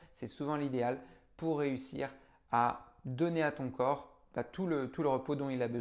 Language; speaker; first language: French; native; French